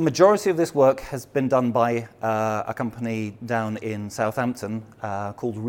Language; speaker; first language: English; native; English